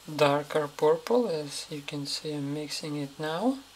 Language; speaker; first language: English; non-native, fluent; Russian